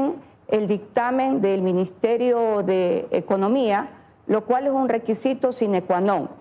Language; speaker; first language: Spanish; native; Spanish